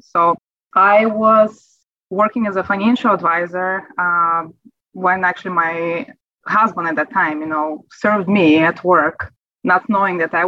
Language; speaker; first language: English; non-native, fluent; Bulgarian